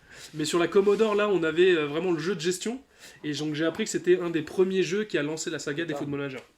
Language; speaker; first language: French; native; French